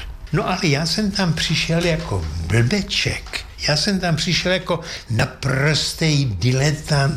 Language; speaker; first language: Czech; native; Czech